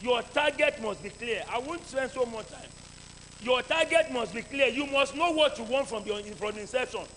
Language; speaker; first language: English; non-native, local second language; Yoruba